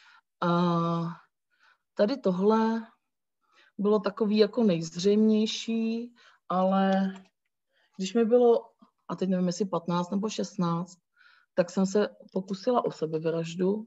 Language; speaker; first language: Czech; native; Czech